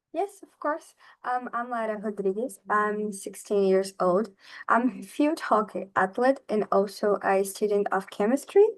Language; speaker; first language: English; non-native, fluent; Portuguese